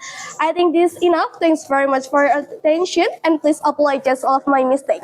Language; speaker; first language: English; non-native, learner; Indonesian